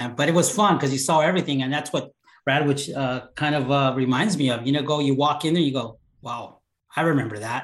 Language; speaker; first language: English; native; English